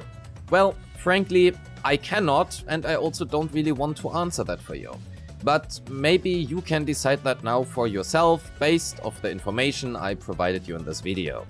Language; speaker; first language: English; non-native, fluent; German